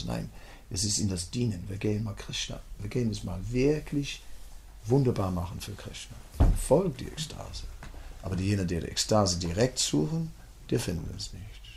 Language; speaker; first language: German; non-native, fluent; Dutch